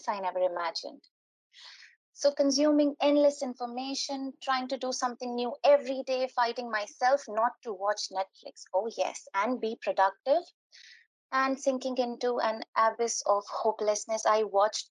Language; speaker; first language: English; non-native, local second language; Hindi